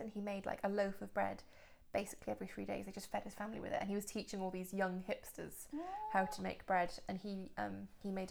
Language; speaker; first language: English; native; English